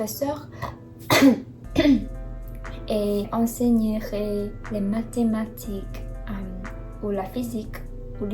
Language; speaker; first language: French; non-native, learner; Chinese